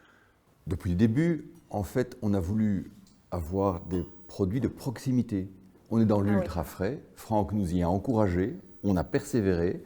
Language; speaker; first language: French; native; French